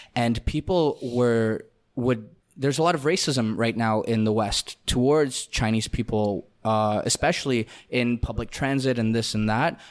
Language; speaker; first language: English; non-native, fluent; Russian